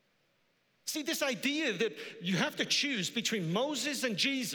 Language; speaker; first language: English; native; English